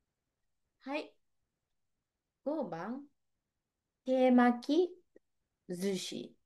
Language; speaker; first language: Japanese; non-native, fluent; Indonesian